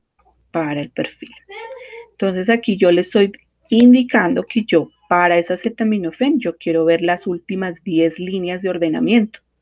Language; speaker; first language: Spanish; native; Spanish